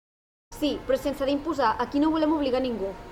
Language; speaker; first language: Catalan; native; Catalan